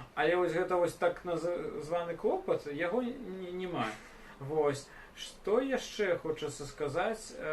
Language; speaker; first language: Belarusian; non-native, local second language; Russian